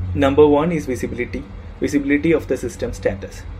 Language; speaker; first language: English; non-native, local second language; Malayalam